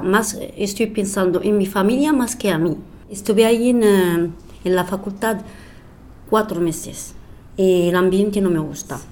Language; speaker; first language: Spanish; non-native, fluent; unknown